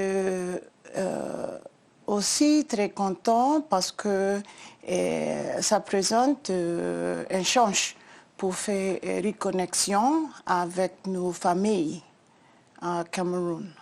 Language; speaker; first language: French; non-native, learner; English